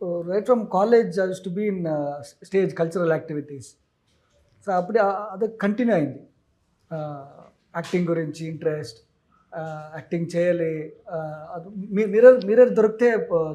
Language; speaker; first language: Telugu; non-native, learner; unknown